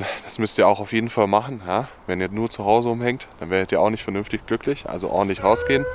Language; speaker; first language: German; native; German